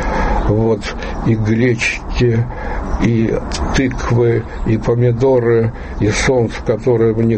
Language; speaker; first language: Russian; native; Russian